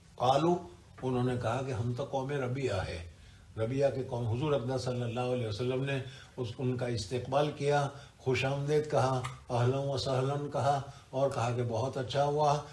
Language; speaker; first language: Urdu; non-native, local second language; Gujarati